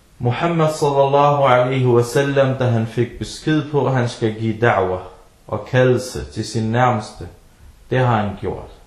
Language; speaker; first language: Danish; early bilingual, other home language; Arabic